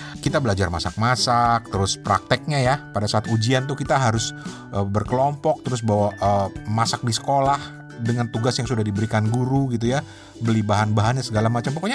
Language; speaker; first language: Indonesian; native; Indonesian